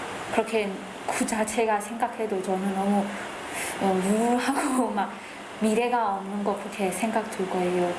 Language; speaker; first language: Korean; non-native, fluent; Burmese